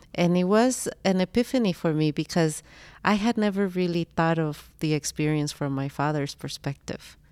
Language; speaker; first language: English; early bilingual, other home language; Spanish